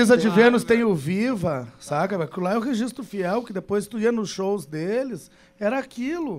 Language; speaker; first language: Portuguese; native; Portuguese